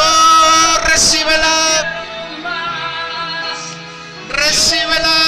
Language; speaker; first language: Spanish; native; Spanish